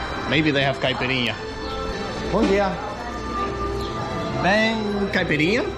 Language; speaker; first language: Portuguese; non-native, learner; English